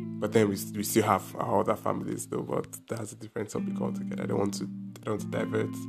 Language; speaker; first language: English; non-native, local second language; Igbo